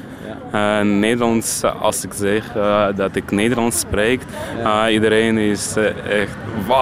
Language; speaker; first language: Dutch; non-native, learner; Russian